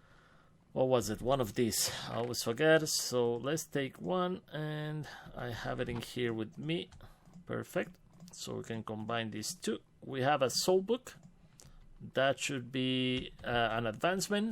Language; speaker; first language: English; non-native, fluent; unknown